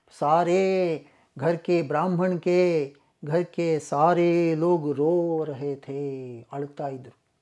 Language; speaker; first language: Hindi; non-native, local second language; Kannada